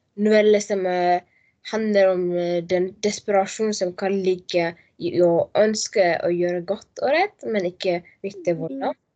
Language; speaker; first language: Norwegian; non-native, learner; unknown